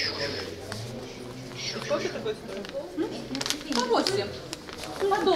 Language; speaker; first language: Russian; non-native, learner; Turkish